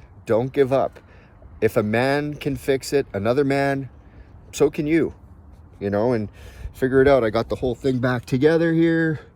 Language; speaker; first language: English; native; English